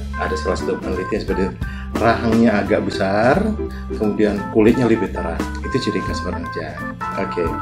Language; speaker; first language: Indonesian; non-native, local second language; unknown